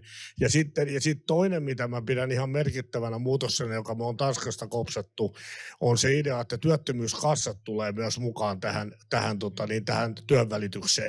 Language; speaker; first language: Finnish; native; Finnish